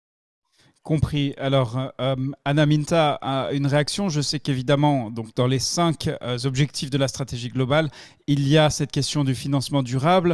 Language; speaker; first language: French; native; French